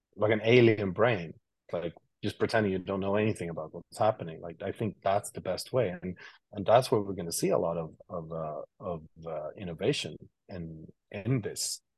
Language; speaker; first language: English; non-native, fluent; Swedish